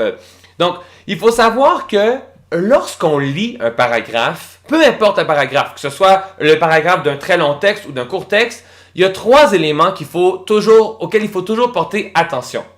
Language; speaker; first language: French; native; French